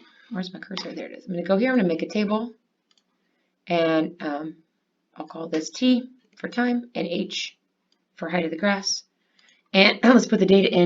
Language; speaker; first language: English; native; English